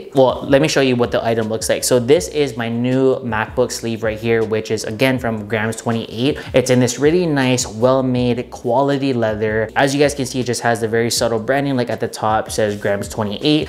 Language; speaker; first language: English; native; English